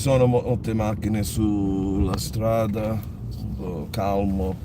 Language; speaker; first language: Italian; early bilingual, other home language; English